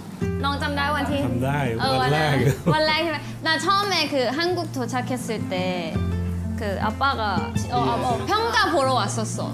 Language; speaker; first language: Korean; non-native, fluent; Thai